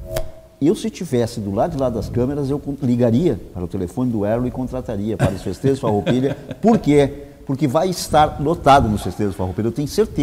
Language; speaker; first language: Portuguese; native; Portuguese